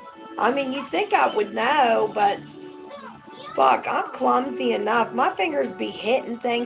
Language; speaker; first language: English; native; English